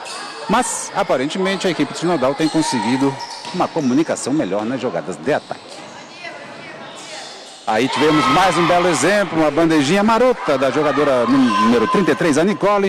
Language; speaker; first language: Portuguese; native; Portuguese